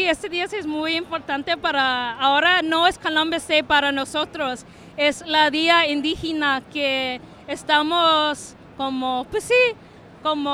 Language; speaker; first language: Spanish; early bilingual, heritage; Spanish